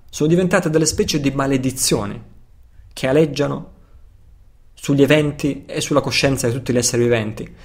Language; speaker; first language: Italian; native; Italian